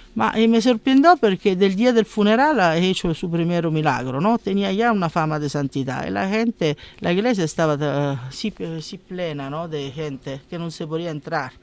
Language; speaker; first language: Spanish; non-native, learner; Italian